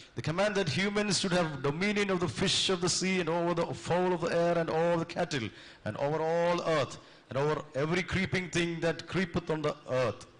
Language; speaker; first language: English; non-native, local second language; Malayalam